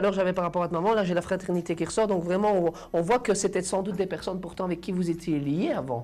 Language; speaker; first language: French; native; French